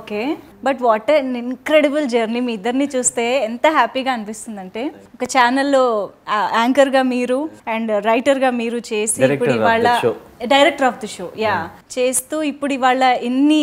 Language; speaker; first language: Telugu; native; Telugu